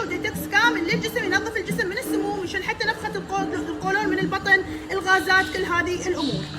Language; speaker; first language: Arabic; native; Arabic